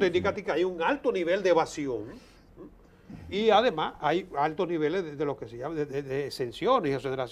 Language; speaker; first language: Spanish; native; Spanish